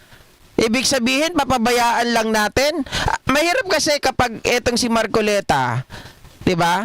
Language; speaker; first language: Filipino; native; Filipino